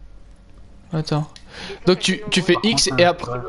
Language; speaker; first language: French; native; French